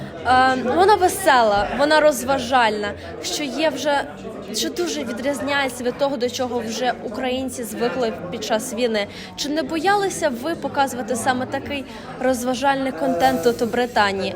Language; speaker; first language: Ukrainian; native; Ukrainian